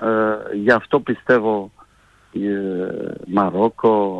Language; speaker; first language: Greek; non-native, fluent; French